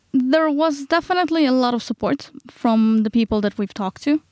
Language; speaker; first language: English; non-native, fluent; Hebrew